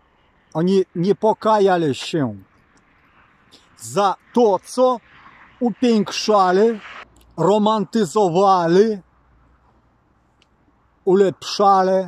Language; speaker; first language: Polish; non-native, fluent; Ukrainian